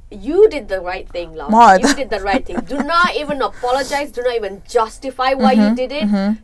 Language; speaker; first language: English; non-native, local second language; Nepali